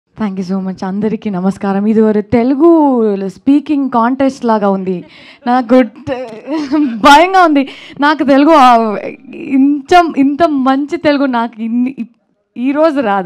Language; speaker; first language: Telugu; non-native, learner; Kannada